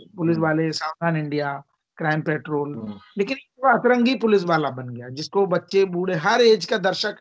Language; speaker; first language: Hindi; native; Hindi